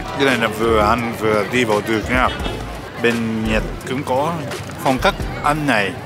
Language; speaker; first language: Vietnamese; non-native, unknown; Japanese